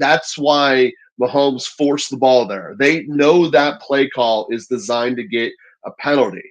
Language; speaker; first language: English; native; English